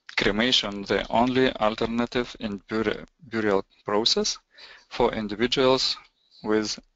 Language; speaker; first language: English; non-native, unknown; Lithuanian